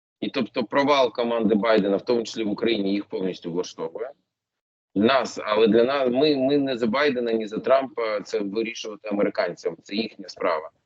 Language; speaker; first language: Ukrainian; non-native, local second language; Russian